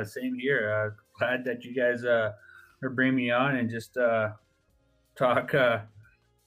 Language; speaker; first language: English; native; English